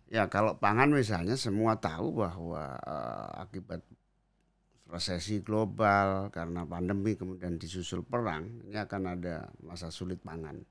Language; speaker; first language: Indonesian; native; Indonesian